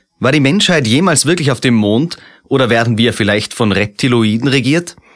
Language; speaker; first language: German; native; German